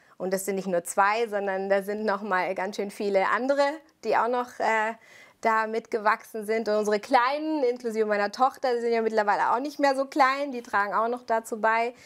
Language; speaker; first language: German; early bilingual, other home language; Italian